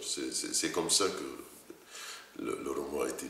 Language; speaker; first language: French; non-native, fluent; Arabic